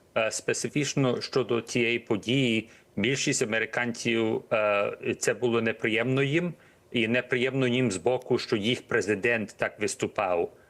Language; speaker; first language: Ukrainian; early bilingual, heritage; Ukrainian